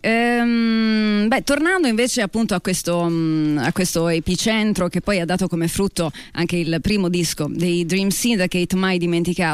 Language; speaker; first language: Italian; native; Italian